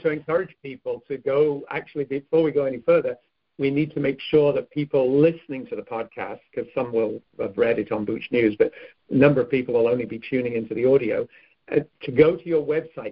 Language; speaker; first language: English; native; English